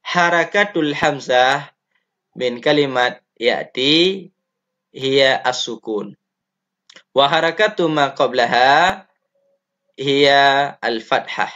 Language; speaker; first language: Arabic; non-native, fluent; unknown